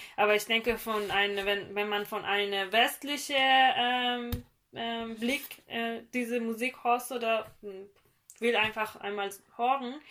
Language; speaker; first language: German; non-native, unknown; Persian